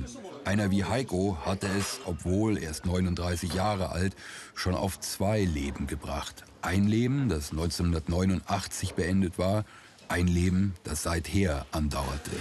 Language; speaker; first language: German; native; German